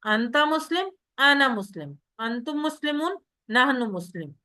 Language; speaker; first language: Arabic; non-native, fluent; Urdu